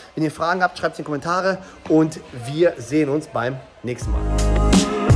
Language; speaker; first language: German; native; German